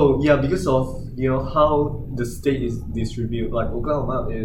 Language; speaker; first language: English; non-native, local second language; Chinese